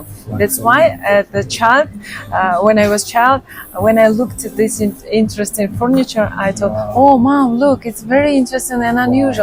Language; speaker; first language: English; non-native, learner; Russian